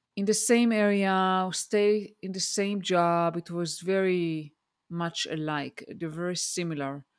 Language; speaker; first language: English; non-native, fluent; Hebrew